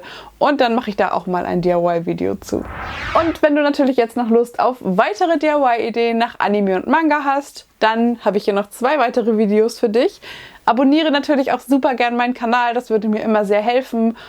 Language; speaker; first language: German; native; German